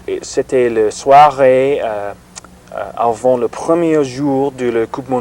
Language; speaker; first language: French; non-native, learner; English